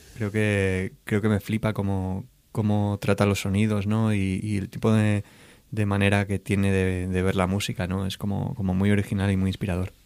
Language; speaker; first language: Spanish; native; Spanish